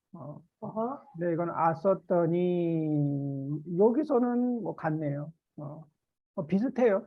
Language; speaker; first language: Korean; native; Korean